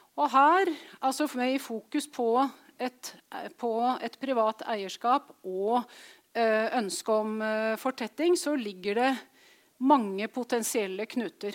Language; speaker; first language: Norwegian; native; Norwegian